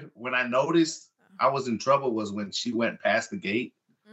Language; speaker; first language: English; early bilingual, other home language; Spanish